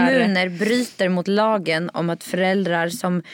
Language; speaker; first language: Swedish; native; Swedish